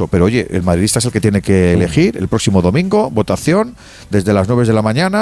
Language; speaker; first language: Spanish; native; Spanish